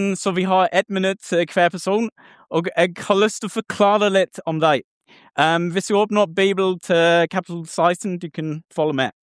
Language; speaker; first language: Norwegian; non-native, learner; English